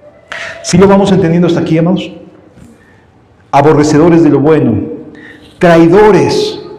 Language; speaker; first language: Spanish; native; Spanish